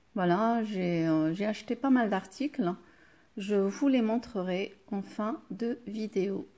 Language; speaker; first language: French; non-native, local second language; Arabic